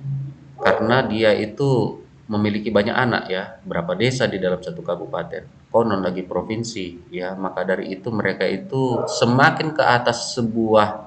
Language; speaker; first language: Indonesian; native; Indonesian